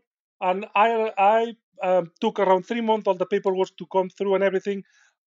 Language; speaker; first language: English; non-native, fluent; Spanish